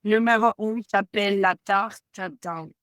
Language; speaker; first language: French; non-native, learner; Spanish